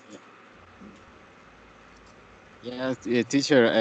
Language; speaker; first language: English; non-native, learner; Spanish